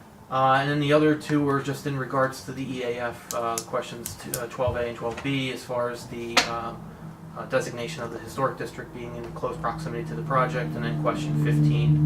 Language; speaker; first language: English; native; English